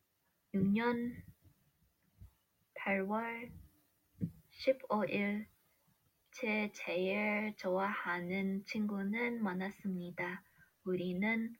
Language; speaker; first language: Korean; non-native, learner; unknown